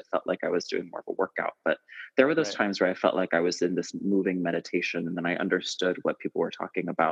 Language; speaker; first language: English; native; English